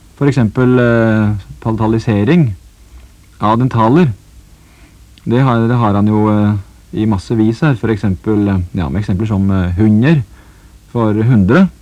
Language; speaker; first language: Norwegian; native; Norwegian